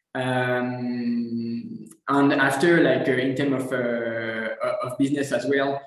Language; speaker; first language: English; non-native, fluent; French